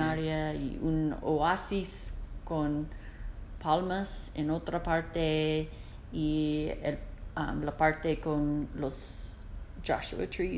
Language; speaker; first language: Spanish; non-native, learner; English